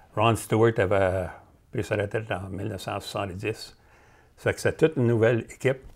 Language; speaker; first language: French; native; French